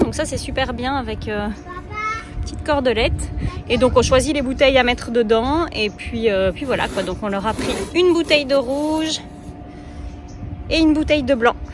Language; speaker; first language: French; native; French